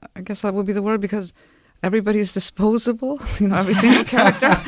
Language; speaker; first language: English; non-native, fluent; Icelandic